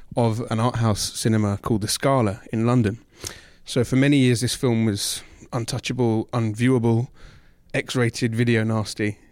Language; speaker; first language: English; native; English